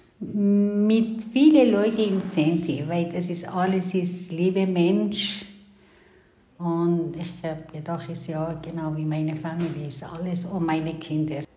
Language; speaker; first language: German; non-native, learner; Persian